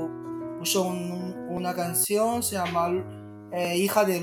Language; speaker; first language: Spanish; non-native, learner; Chinese